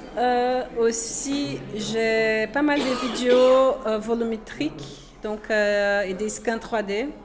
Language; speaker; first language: French; non-native, fluent; Portuguese